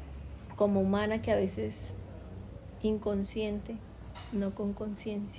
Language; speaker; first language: Spanish; native; Spanish